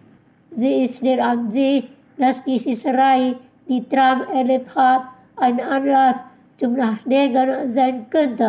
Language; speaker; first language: German; non-native, fluent; Indonesian